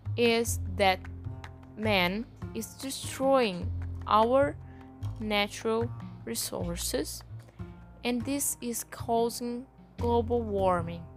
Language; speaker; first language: English; non-native, fluent; Portuguese